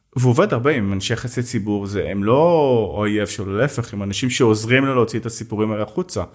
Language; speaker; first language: Hebrew; native; Hebrew